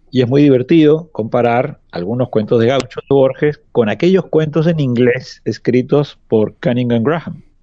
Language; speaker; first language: Spanish; native; Spanish